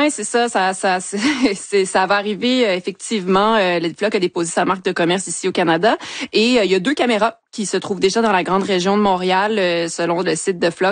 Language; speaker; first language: French; native; French